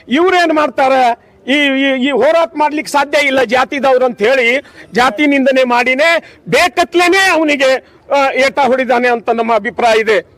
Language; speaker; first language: Kannada; non-native, local second language; Lambadi